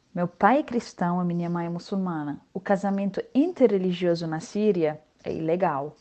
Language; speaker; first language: Portuguese; non-native, fluent; Arabic